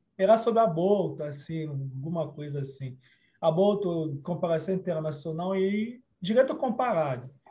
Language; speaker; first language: Portuguese; non-native, fluent; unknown